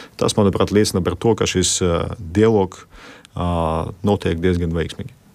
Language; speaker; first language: Latvian; non-native, local second language; Russian